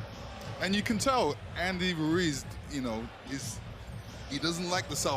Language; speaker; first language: English; native; English